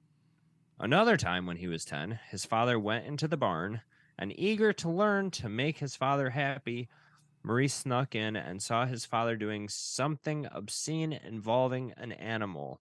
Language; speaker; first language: English; native; English